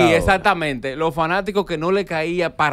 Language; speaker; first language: Spanish; native; Spanish